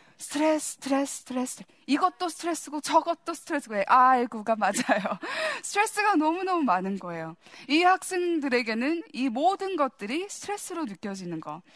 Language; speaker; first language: Korean; early bilingual, heritage; Korean